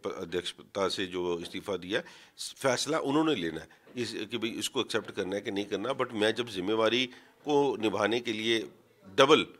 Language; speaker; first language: Hindi; non-native, local second language; Punjabi